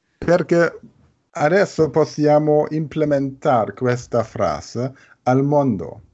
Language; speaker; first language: Italian; non-native, learner; German